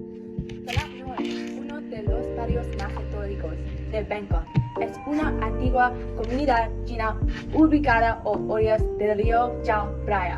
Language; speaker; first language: Spanish; non-native, learner; Thai